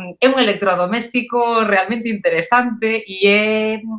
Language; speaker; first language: Galician; native; Galician